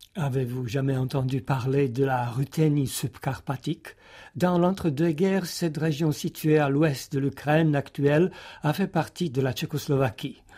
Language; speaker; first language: French; non-native, fluent; Czech